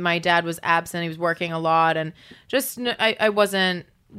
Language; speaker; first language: English; native; English